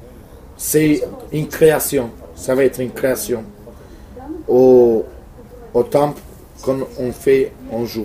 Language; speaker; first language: French; non-native, fluent; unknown